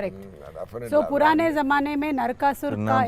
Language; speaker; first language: Telugu; native; Telugu